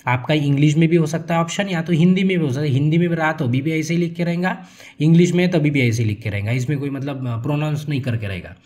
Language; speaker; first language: Hindi; non-native, local second language; Marathi